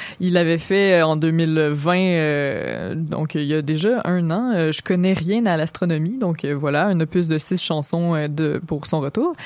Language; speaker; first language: French; native; French